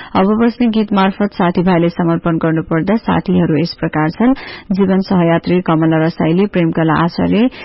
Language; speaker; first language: Nepali; native; Nepali